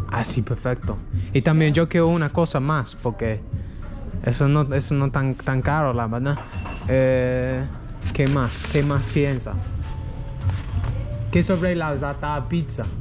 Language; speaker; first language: Spanish; non-native, learner; English